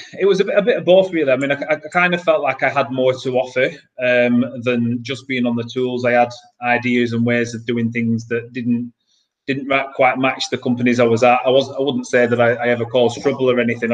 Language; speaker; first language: English; native; English